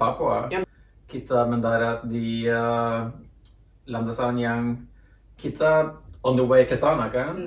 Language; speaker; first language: Indonesian; non-native, fluent; Norwegian